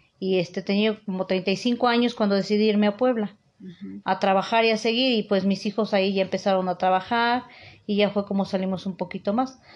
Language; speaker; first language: Spanish; native; Spanish